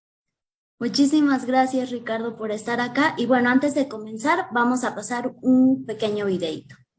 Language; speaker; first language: Spanish; native; Spanish